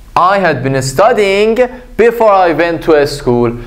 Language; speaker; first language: English; non-native, fluent; Persian